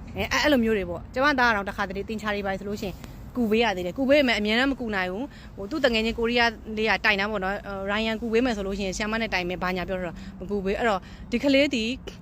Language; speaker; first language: Burmese; native; Burmese